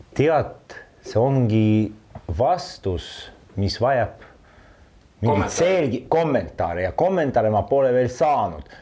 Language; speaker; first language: Estonian; non-native, fluent; Russian